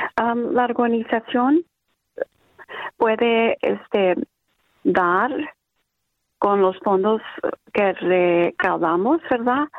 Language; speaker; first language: Spanish; early bilingual, other home language; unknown